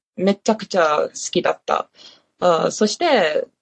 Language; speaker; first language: Japanese; non-native, learner; English